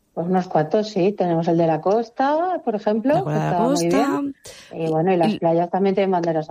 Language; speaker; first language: Spanish; native; Spanish